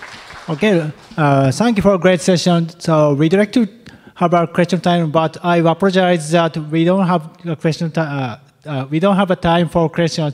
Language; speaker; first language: English; non-native, fluent; Japanese